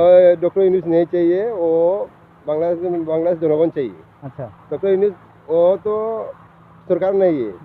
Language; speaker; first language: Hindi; non-native, learner; Bangla